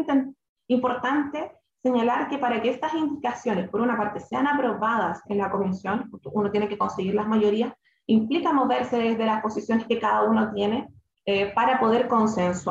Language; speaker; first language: Spanish; native; Spanish